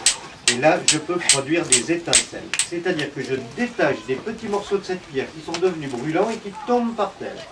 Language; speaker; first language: French; native; French